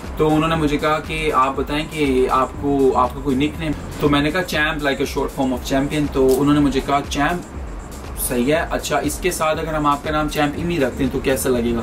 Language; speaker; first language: Urdu; non-native, local second language; Punjabi